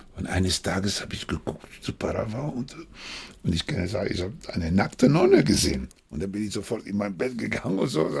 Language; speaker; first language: German; non-native, fluent; Spanish